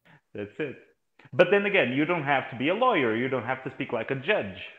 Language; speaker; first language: English; non-native, fluent; Portuguese